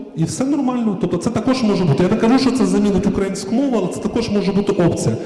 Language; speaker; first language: Ukrainian; native; Ukrainian